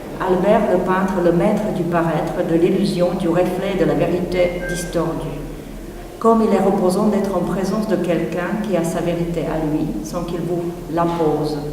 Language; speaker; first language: French; non-native, fluent; Czech